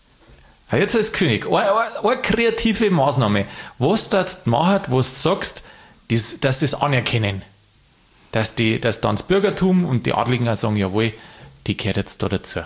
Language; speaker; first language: German; native; German